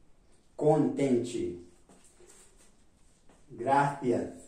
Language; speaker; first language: Spanish; non-native, fluent; Portuguese